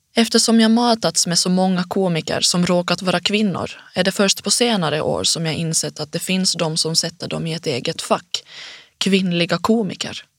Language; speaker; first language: Swedish; native; Swedish